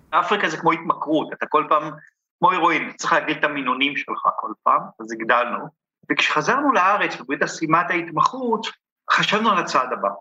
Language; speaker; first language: Hebrew; native; Hebrew